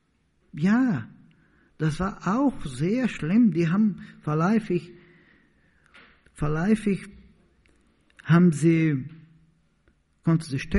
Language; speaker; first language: German; non-native, learner; Portuguese